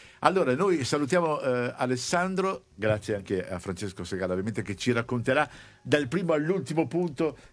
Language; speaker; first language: Italian; native; Italian